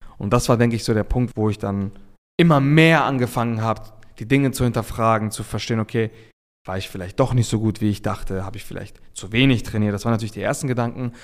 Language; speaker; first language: German; early bilingual, other home language; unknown